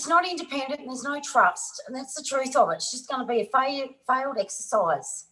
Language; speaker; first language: English; native; English